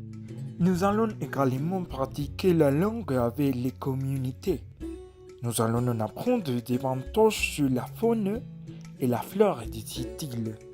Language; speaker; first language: French; non-native, learner; Spanish